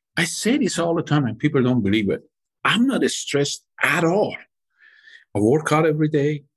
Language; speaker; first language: English; non-native, fluent; Persian